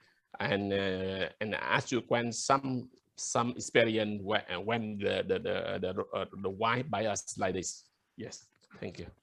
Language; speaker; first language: English; non-native, learner; Vietnamese